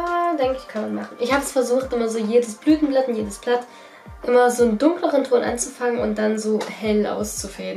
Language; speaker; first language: German; native; German